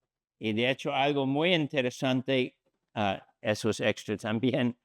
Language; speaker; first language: Spanish; non-native, fluent; English